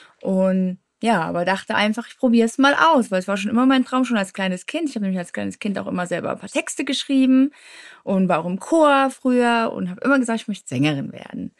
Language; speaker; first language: German; native; German